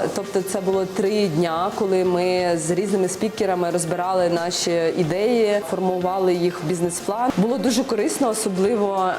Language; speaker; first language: Ukrainian; early bilingual, other home language; Uzbek